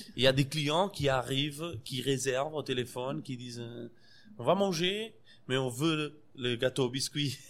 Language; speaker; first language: French; non-native, fluent; Portuguese